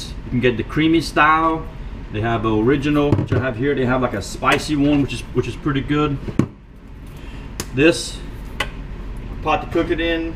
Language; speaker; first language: English; native; English